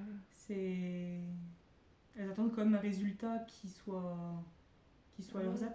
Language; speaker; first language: French; native; French